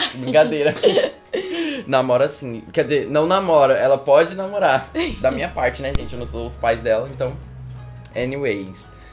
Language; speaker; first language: Portuguese; native; Portuguese